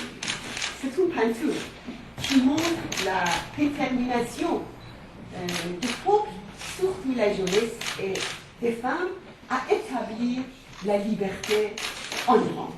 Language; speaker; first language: French; non-native, fluent; Persian